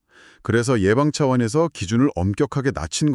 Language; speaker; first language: Korean; native; Korean